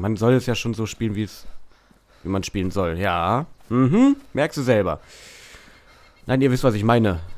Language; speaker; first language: German; native; German